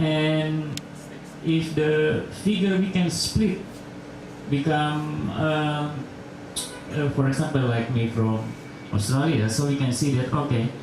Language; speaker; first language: English; non-native, local second language; Indonesian